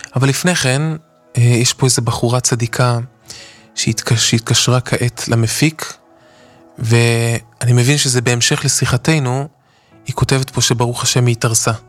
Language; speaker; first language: Hebrew; native; Hebrew